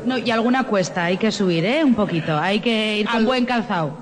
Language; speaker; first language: Spanish; native; Spanish